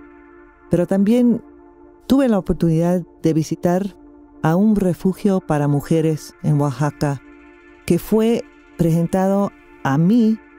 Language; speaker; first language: Spanish; non-native, fluent; English